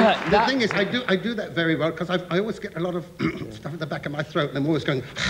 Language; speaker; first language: English; native; English